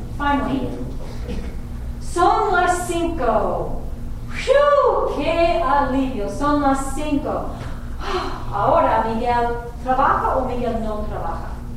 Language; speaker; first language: Spanish; non-native, fluent; English